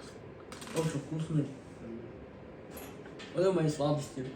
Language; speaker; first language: Russian; non-native, local second language; Uzbek